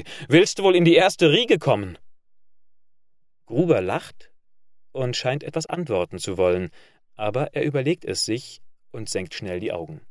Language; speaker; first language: German; native; German